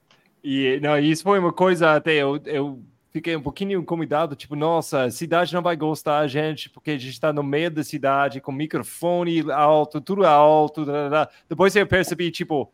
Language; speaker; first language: Portuguese; non-native, fluent; English